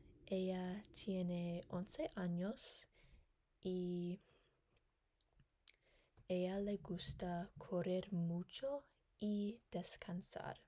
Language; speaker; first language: Spanish; non-native, learner; English